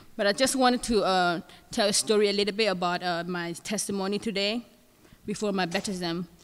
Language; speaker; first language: English; non-native, fluent; Thai